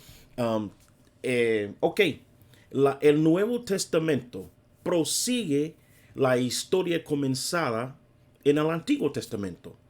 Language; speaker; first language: Spanish; non-native, fluent; English